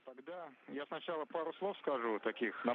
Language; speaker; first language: Russian; native; Russian